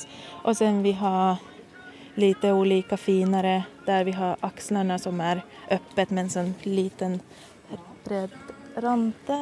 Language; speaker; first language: Swedish; non-native, fluent; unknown